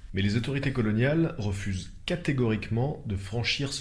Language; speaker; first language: French; native; French